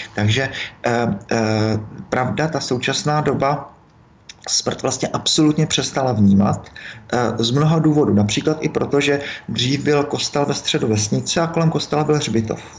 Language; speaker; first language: Czech; native; Czech